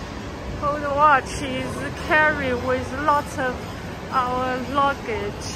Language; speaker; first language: English; non-native, learner; Chinese